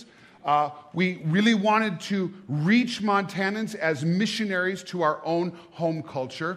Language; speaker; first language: English; native; English